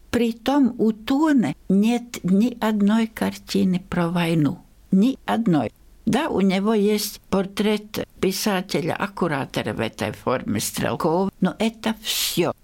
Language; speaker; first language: Russian; non-native, local second language; Latvian